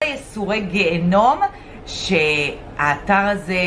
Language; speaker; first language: Hebrew; native; Hebrew